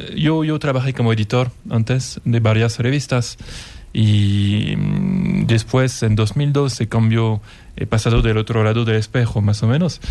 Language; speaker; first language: Spanish; non-native, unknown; French